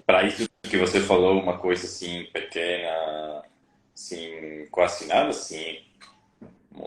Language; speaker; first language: Portuguese; non-native, fluent; Spanish